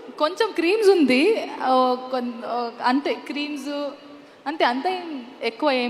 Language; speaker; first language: Telugu; non-native, learner; Kannada